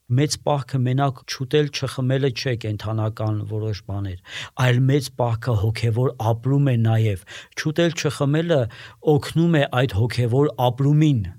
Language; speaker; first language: Armenian; native; Armenian